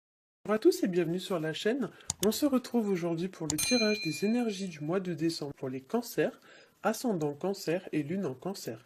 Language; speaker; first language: French; native; French